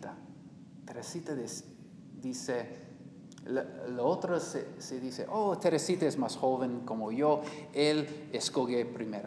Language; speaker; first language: Spanish; non-native, learner; English